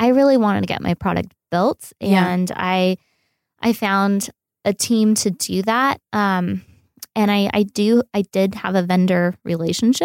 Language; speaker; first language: English; native; English